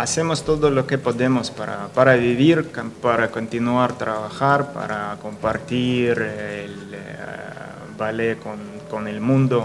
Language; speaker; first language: Spanish; non-native, learner; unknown